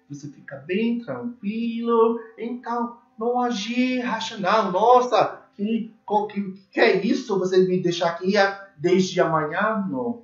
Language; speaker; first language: Portuguese; non-native, learner; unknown